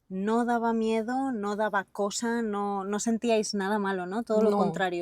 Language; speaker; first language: Spanish; native; Spanish